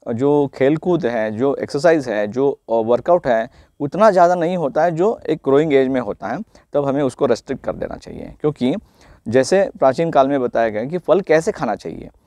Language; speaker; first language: Hindi; non-native, local second language; Marathi